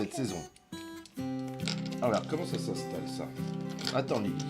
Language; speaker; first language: French; native; French